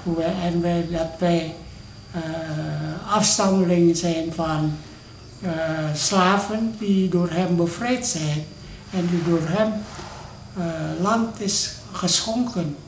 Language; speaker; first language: Dutch; non-native, fluent; Indonesian